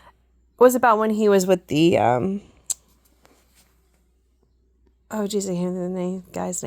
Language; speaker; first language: English; native; English